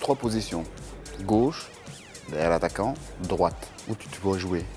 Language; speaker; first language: French; native; French